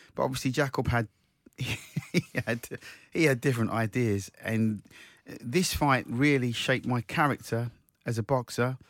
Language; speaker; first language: English; native; English